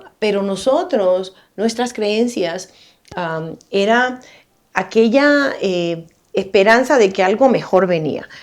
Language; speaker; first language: Spanish; native; Spanish